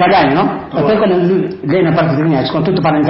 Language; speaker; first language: Italian; non-native, learner; Tigrinya